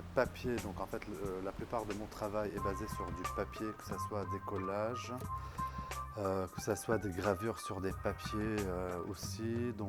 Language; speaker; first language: French; non-native, local second language; Arabic